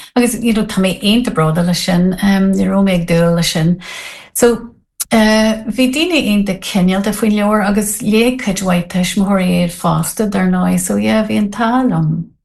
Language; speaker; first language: Irish; non-native, local second language; English